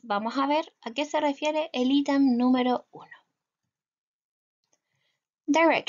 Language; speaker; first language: Spanish; native; Spanish